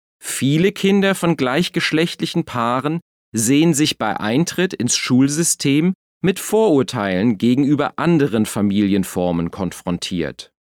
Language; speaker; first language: German; native; German